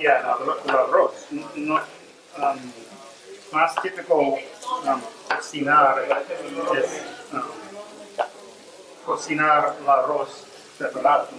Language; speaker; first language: Spanish; non-native, learner; English